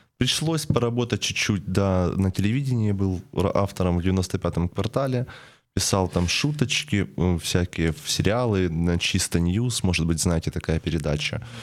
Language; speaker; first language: Russian; native; Russian